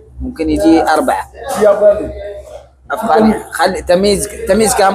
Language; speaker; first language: Arabic; non-native, learner; Bangla